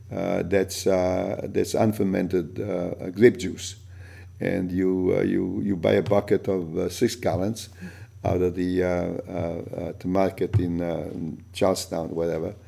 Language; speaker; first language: English; non-native, fluent; Italian